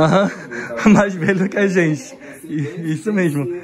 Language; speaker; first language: Portuguese; non-native, learner; German